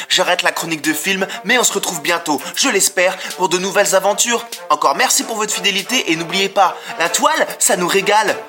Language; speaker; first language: French; native; French